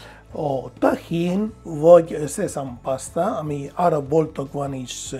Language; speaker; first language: Hungarian; non-native, fluent; Spanish